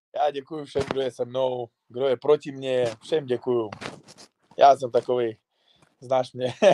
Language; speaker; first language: Czech; non-native, fluent; Uzbek